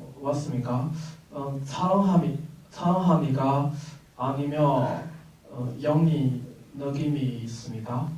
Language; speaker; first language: Korean; non-native, learner; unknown